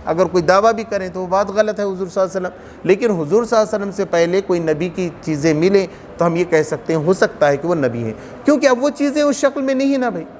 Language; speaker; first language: Urdu; native; Urdu